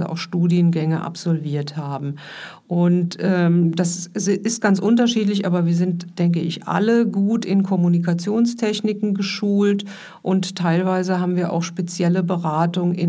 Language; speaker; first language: German; native; German